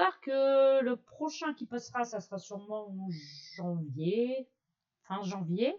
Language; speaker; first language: French; native; French